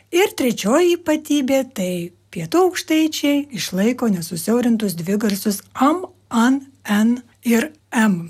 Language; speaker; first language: Lithuanian; native; Lithuanian